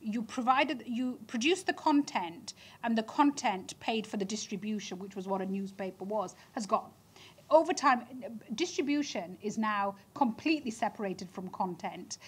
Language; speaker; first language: English; native; English